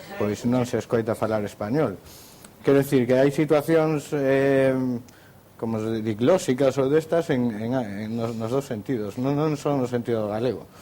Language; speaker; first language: Galician; non-native, local second language; Spanish